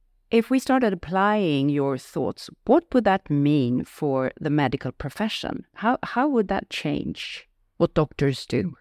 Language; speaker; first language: English; non-native, fluent; Swedish